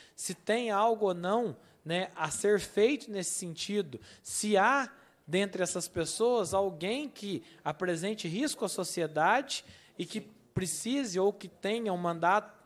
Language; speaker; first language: Portuguese; native; Portuguese